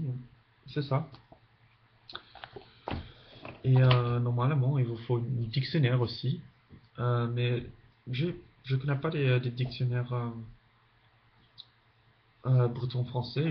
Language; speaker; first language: French; non-native, fluent; Dutch